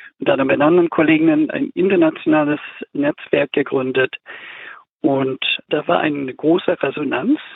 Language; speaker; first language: German; non-native, fluent; English